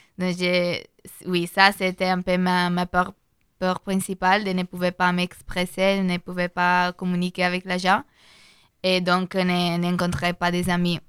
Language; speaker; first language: French; non-native, learner; Italian